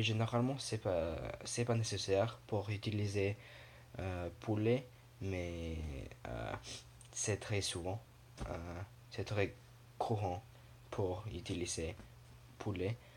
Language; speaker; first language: French; non-native, learner; English